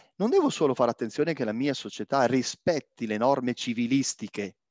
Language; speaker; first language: Italian; native; Italian